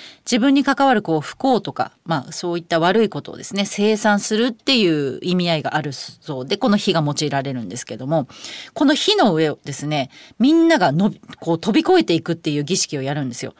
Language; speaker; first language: Japanese; native; Japanese